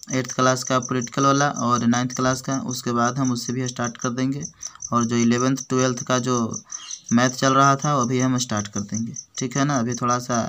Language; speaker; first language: Hindi; native; Hindi